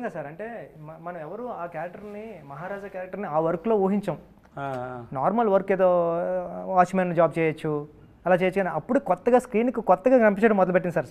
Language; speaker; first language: Telugu; native; Telugu